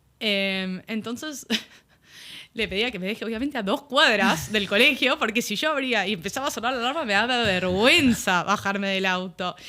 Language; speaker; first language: Spanish; early bilingual, other home language; English